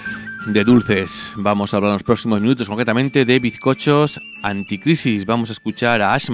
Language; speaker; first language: Spanish; native; Spanish